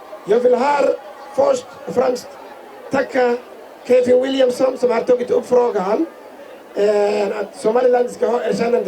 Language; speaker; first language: Swedish; non-native, fluent; Somali